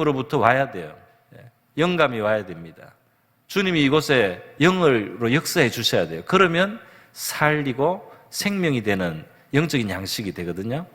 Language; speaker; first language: Korean; native; Korean